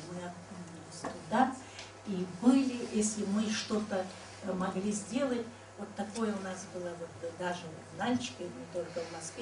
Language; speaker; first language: Russian; non-native, local second language; Karachay-Balkar